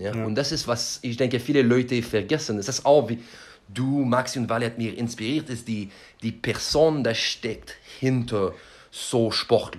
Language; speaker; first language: German; non-native, learner; French